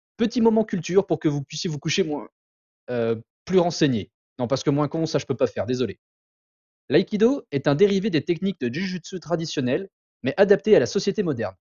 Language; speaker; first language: French; native; French